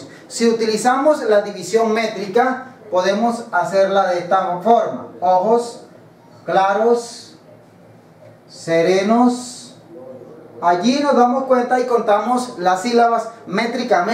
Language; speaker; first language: Spanish; native; Spanish